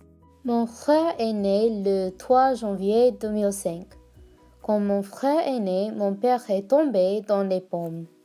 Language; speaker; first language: French; non-native, learner; English